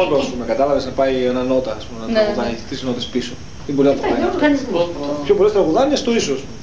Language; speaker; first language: Greek; native; Greek